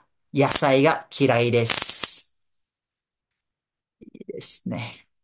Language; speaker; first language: Japanese; non-native, fluent; Malay